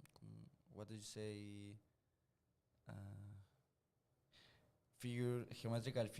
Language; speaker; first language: English; non-native, learner; Spanish